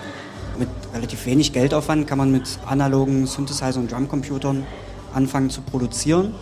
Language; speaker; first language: German; native; German